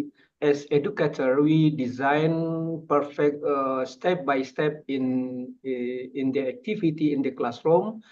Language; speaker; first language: English; non-native, fluent; Indonesian